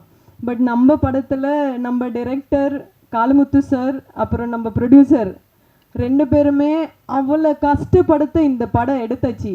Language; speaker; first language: Tamil; non-native, fluent; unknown